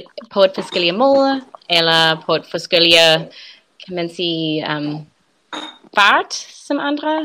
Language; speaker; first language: Danish; non-native, learner; English